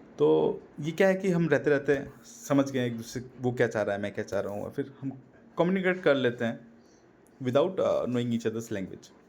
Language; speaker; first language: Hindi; non-native, local second language; Bangla